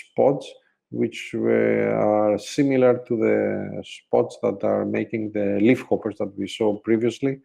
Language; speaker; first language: English; non-native, fluent; Greek